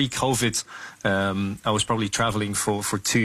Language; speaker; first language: English; non-native, fluent; Dutch